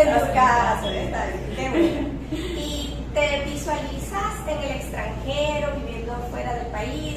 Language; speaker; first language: Spanish; native; Spanish